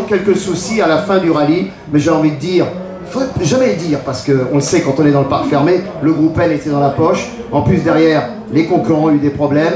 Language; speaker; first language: French; native; French